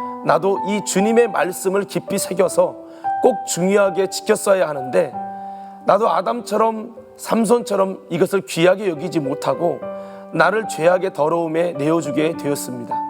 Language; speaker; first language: Korean; native; Korean